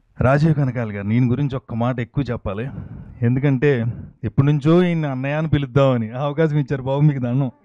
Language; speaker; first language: Telugu; native; Telugu